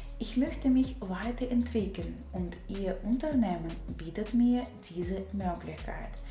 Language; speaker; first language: German; non-native, fluent; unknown